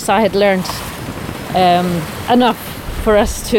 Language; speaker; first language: English; native; English